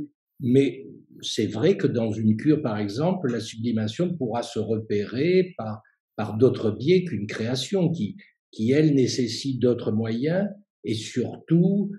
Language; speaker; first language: French; native; French